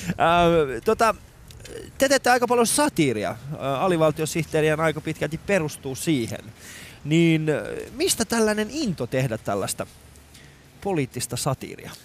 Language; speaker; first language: Finnish; non-native, fluent; Persian